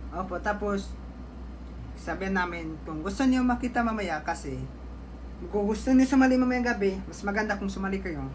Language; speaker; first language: Filipino; non-native, local second language; Cebuano